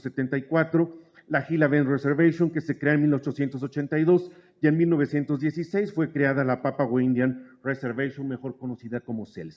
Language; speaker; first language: Spanish; native; Spanish